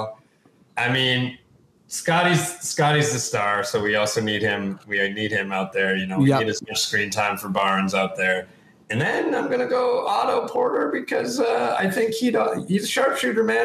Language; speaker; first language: English; native; English